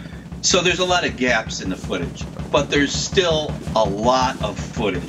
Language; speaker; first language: English; native; English